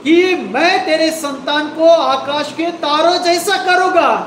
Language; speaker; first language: Hindi; non-native, local second language; Marathi